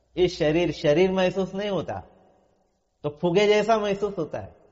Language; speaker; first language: Hindi; non-native, local second language; Marathi